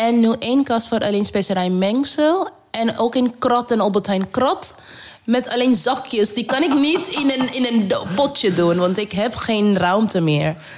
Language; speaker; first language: Dutch; non-native, learner; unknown